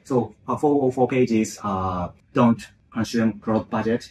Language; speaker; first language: English; non-native, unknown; Japanese